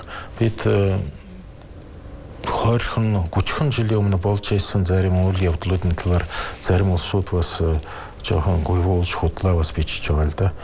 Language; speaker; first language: Mongolian; non-native, fluent; Russian